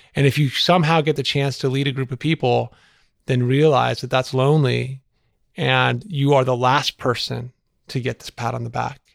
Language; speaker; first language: English; native; English